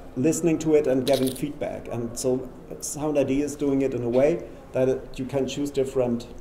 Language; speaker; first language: English; non-native, fluent; German